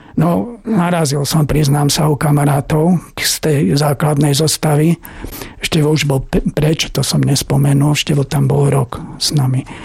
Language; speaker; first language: Slovak; native; Slovak